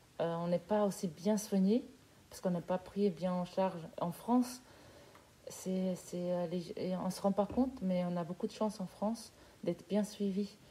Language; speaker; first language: French; non-native, fluent; Portuguese